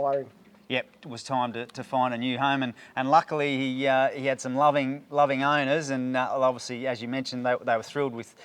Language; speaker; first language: English; native; English